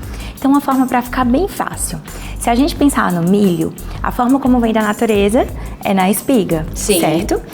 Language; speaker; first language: Portuguese; native; Portuguese